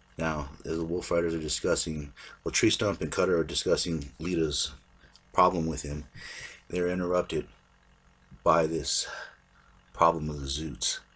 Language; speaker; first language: English; native; English